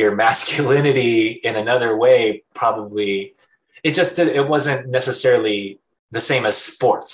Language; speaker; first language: English; native; English